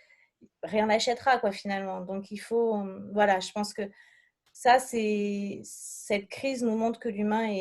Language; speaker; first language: French; native; French